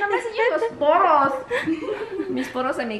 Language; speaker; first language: Spanish; native; Spanish